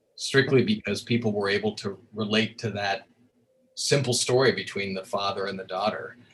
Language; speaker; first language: English; native; English